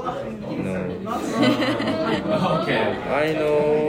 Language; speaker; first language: English; non-native, learner; Japanese